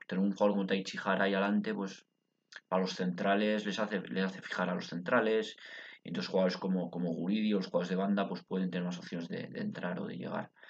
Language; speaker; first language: Spanish; native; Spanish